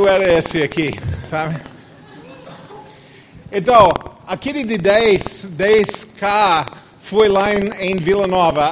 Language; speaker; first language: Portuguese; non-native, fluent; English